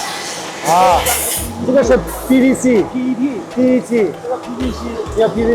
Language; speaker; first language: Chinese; non-native, learner; French